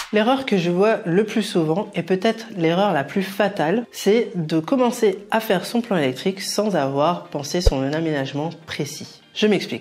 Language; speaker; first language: French; native; French